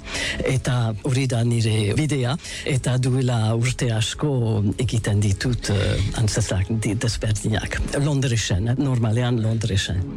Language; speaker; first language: Basque; non-native, local second language; English